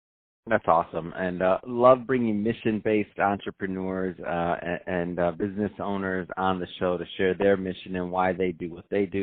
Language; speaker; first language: English; native; English